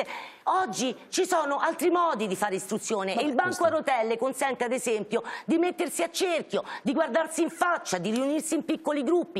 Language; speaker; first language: Italian; native; Italian